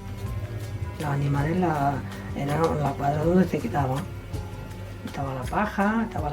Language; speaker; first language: Spanish; native; Spanish